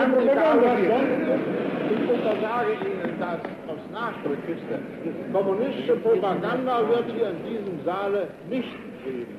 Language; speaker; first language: German; native; German